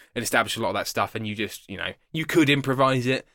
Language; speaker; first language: English; native; English